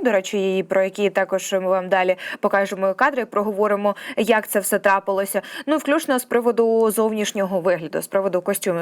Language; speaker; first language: Ukrainian; native; Ukrainian